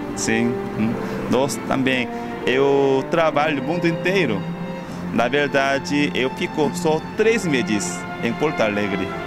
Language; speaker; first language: Portuguese; non-native, fluent; Korean